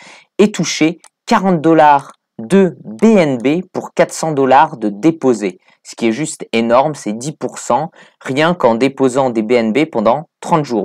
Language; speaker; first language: French; native; French